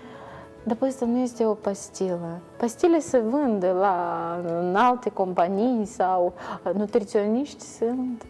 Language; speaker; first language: Romanian; native; Romanian